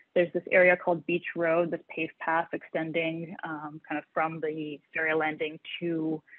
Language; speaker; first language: English; native; English